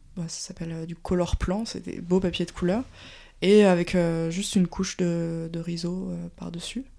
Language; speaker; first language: French; native; French